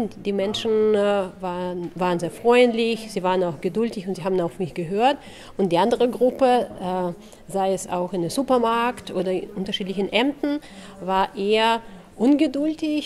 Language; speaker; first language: German; non-native, fluent; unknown